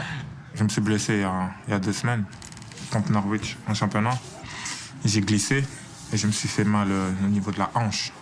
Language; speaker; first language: French; native; French